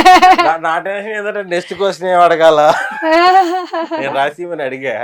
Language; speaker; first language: Telugu; native; Telugu